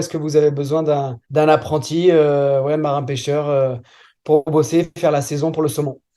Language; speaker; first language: French; native; French